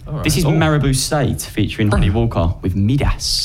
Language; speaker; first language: English; native; English